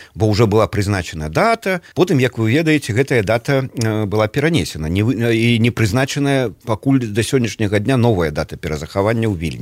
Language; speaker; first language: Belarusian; native; Belarusian